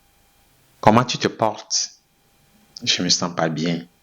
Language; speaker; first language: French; non-native, fluent; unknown